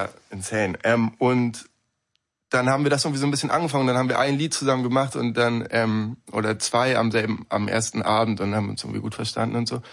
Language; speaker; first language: German; native; German